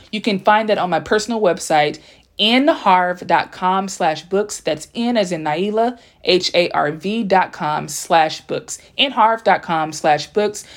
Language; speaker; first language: English; native; English